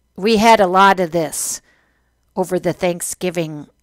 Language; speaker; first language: English; native; English